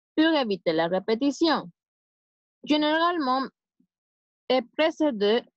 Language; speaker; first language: French; non-native, fluent; Spanish